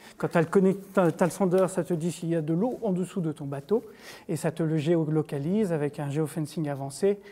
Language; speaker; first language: French; native; French